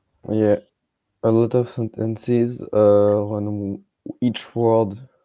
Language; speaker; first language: English; non-native, learner; French